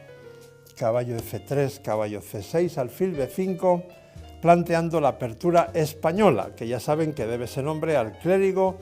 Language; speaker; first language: Spanish; native; Spanish